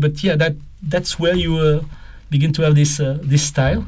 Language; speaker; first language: English; non-native, fluent; French